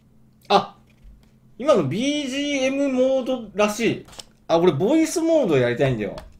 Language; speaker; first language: Japanese; native; Japanese